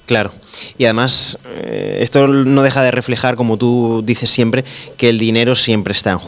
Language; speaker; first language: Spanish; native; Spanish